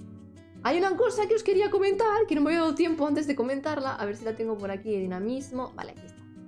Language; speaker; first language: Spanish; native; Spanish